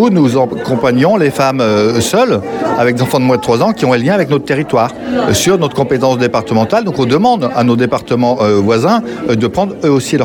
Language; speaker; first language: French; native; French